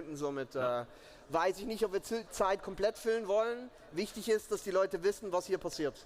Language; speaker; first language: German; native; German